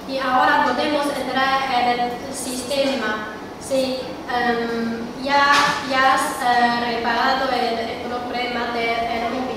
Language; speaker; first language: Spanish; non-native, learner; Chinese